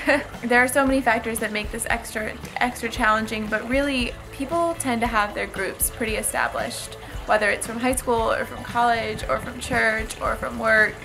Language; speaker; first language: English; native; English